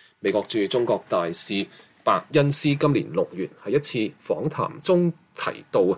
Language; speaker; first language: Chinese; non-native, local second language; Cantonese